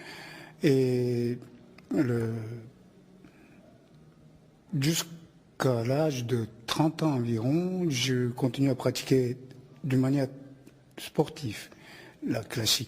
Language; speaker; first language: French; non-native, fluent; Japanese